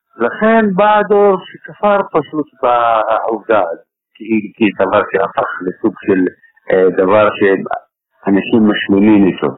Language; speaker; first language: Hebrew; non-native, fluent; Arabic